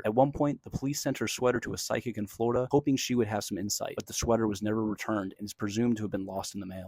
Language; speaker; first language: English; native; English